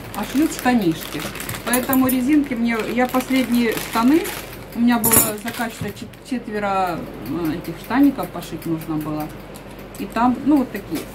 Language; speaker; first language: Russian; native; Russian